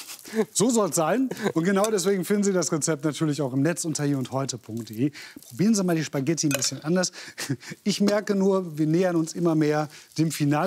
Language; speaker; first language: German; native; German